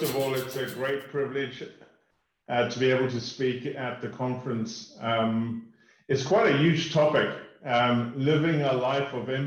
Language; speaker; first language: English; native; English